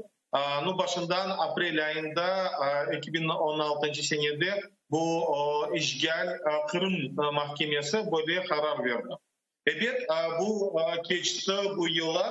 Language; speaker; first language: Turkish; non-native, learner; Crimean Tatar